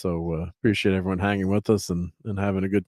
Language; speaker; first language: English; native; English